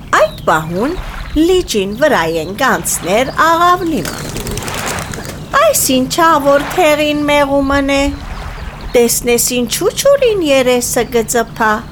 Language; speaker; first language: Armenian; early bilingual, heritage; Armenian